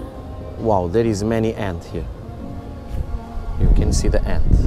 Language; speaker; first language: English; non-native, fluent; Portuguese